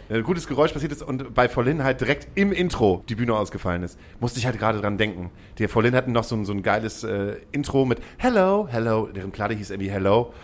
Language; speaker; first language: German; native; German